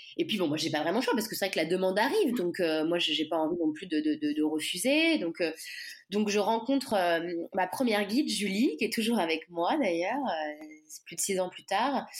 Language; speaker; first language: French; native; French